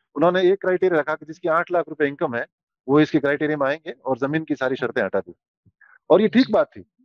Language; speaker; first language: Hindi; native; Hindi